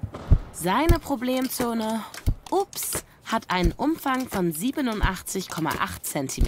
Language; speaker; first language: German; native; German